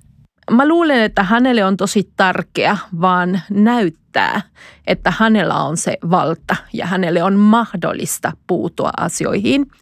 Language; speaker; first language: Finnish; non-native, fluent; Spanish